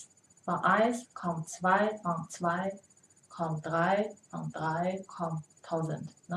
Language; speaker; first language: German; non-native, learner; Chinese